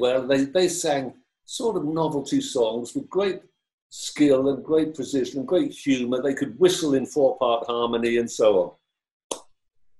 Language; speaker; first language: English; native; English